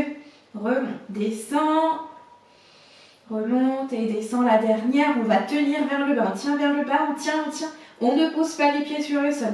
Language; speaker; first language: French; native; French